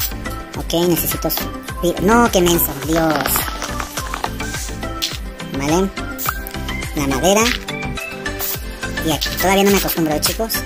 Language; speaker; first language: Spanish; native; Spanish